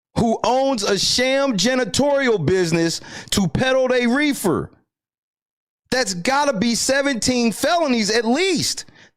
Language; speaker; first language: English; native; English